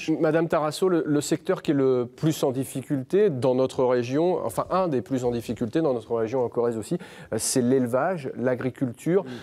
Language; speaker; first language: French; native; French